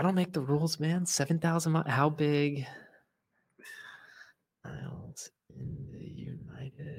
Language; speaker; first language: English; native; English